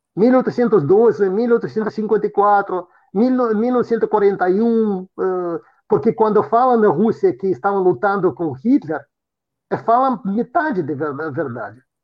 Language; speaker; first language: Portuguese; non-native, fluent; Russian